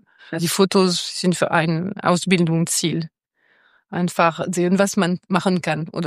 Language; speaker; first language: German; non-native, local second language; French